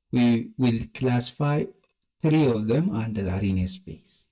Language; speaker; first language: English; non-native, local second language; Amharic